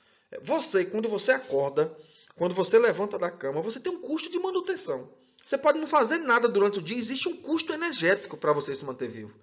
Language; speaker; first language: Portuguese; native; Portuguese